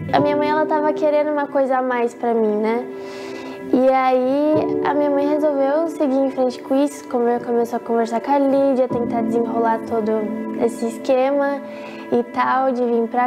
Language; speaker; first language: Portuguese; native; Portuguese